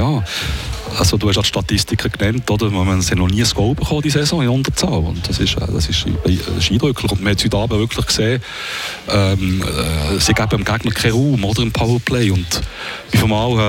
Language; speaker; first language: German; native; German